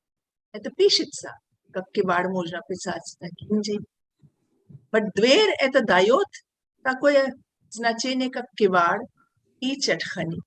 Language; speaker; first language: Russian; non-native, fluent; Hindi